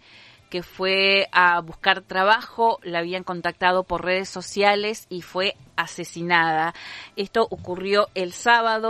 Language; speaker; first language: Spanish; native; Spanish